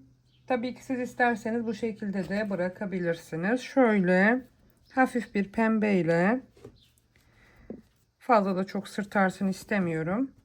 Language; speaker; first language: Turkish; native; Turkish